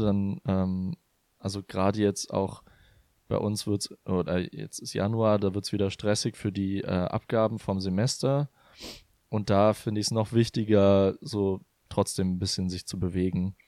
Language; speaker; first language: German; native; German